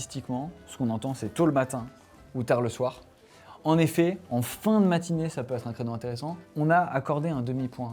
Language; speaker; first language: French; native; French